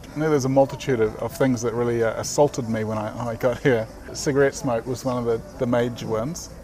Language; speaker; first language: English; native; English